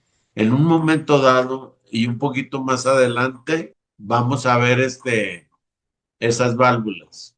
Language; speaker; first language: Spanish; native; Spanish